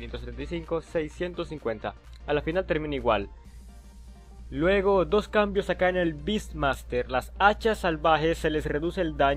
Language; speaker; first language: Spanish; native; Spanish